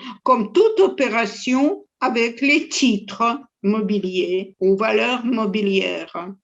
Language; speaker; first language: French; non-native, fluent; Russian